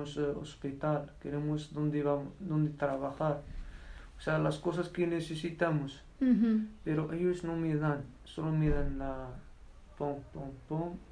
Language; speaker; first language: Spanish; non-native, learner; Berber languages